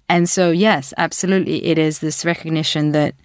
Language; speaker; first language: English; early bilingual, other home language; Russian